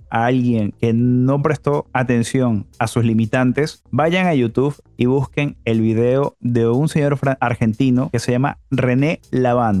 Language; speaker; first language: Spanish; native; Spanish